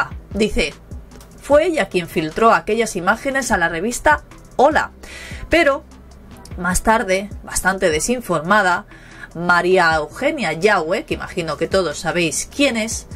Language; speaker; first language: Spanish; native; Spanish